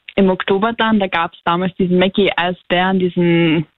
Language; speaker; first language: German; non-native, fluent; Macedonian